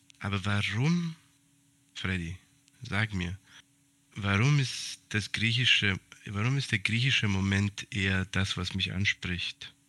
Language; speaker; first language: German; early bilingual, other home language; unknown